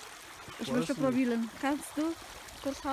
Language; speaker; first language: German; non-native, learner; Indonesian